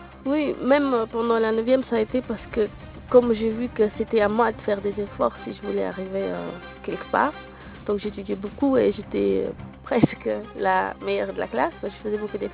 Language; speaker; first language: French; non-native, local second language; Portuguese